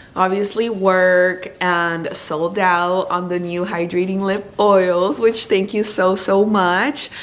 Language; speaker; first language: English; early bilingual, other home language; Spanish